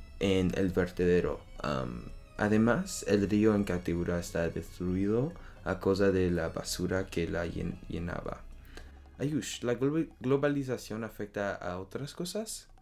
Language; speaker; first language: Spanish; non-native, learner; French